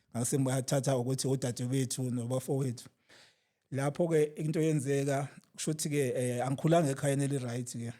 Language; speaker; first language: Zulu; native; Zulu